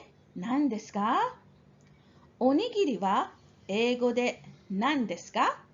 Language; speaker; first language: Japanese; non-native, fluent; English